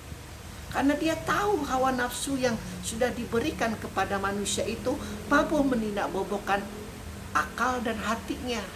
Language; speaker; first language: Indonesian; native; Indonesian